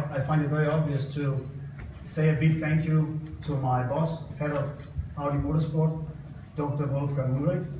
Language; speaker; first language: English; non-native, fluent; Danish